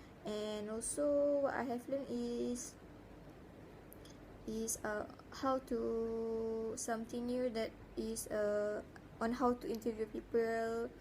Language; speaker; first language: English; non-native, learner; Malay